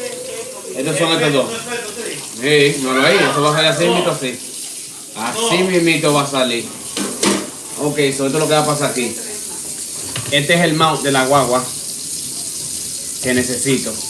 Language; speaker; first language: Spanish; early bilingual, other home language; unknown